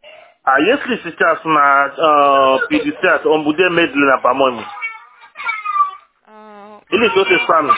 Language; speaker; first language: Russian; non-native, learner; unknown